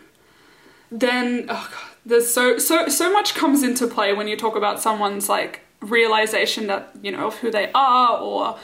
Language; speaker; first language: English; native; English